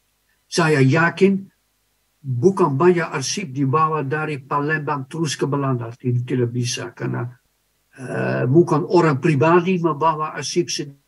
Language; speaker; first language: Indonesian; non-native, fluent; Dutch